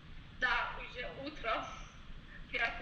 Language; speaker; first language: Russian; non-native, learner; Persian